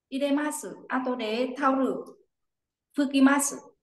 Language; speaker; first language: Japanese; non-native, learner; Vietnamese